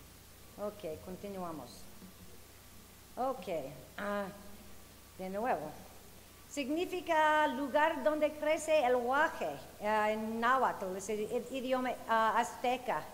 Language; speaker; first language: Spanish; non-native, fluent; English